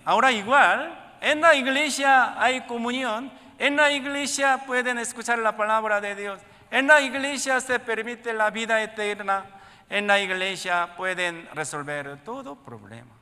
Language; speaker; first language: Spanish; non-native, learner; Korean